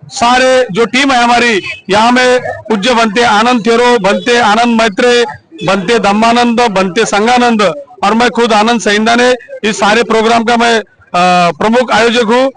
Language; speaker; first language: Hindi; non-native, local second language; Marathi